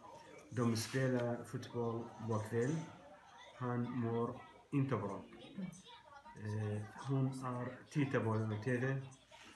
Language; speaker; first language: Swedish; non-native, learner; Arabic